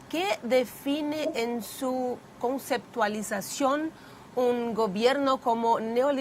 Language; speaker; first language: Spanish; non-native, fluent; Portuguese